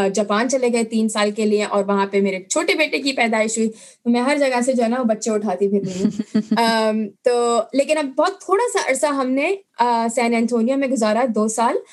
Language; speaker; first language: Urdu; native; Urdu